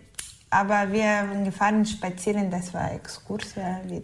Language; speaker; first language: German; non-native, learner; Ukrainian